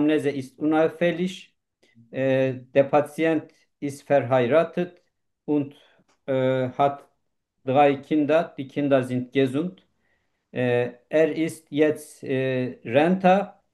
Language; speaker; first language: German; non-native, learner; Turkish